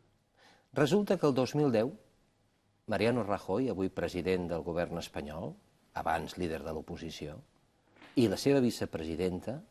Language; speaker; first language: Catalan; native; Catalan